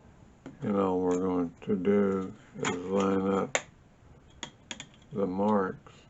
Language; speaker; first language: English; native; English